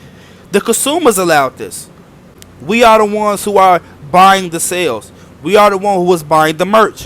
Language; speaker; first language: English; native; English